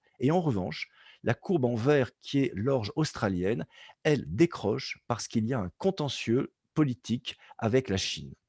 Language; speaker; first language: French; native; French